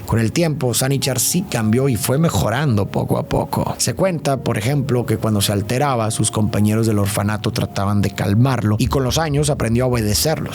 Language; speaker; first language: Spanish; native; Spanish